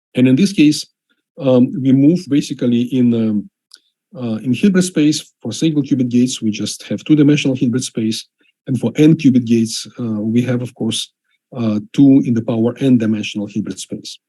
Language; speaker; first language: English; non-native, fluent; Russian